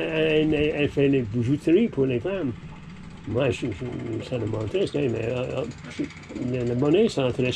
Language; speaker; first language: French; non-native, learner; English